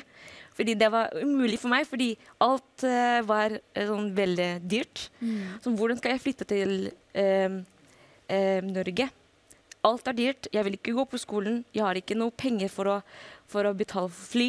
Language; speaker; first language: Norwegian; non-native, fluent; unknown